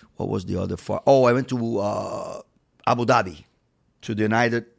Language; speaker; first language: English; non-native, fluent; Portuguese